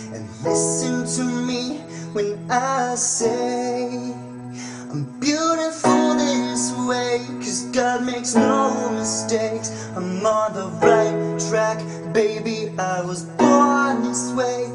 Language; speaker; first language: English; native; English